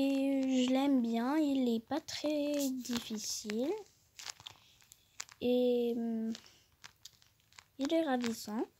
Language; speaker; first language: French; non-native, fluent; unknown